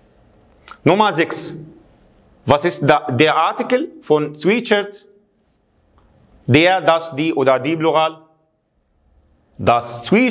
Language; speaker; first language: German; non-native, fluent; Arabic